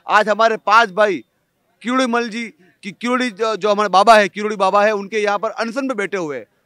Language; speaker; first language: Hindi; native; Hindi